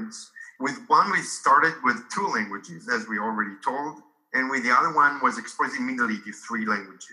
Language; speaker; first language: English; non-native, fluent; Hebrew